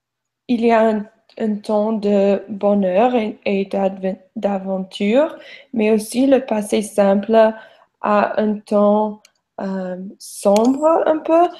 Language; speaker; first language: French; non-native, learner; English